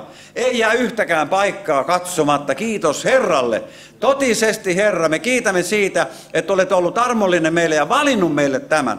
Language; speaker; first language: Finnish; native; Finnish